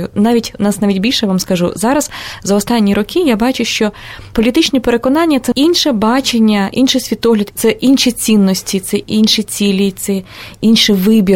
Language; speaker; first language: Ukrainian; native; Ukrainian